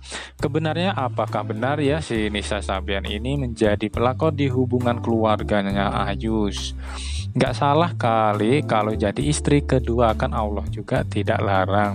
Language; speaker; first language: Indonesian; native; Indonesian